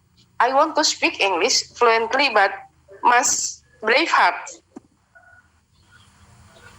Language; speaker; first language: English; non-native, learner; Indonesian